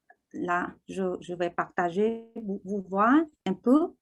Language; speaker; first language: French; non-native, fluent; Vietnamese